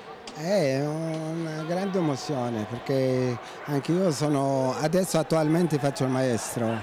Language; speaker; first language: Italian; non-native, fluent; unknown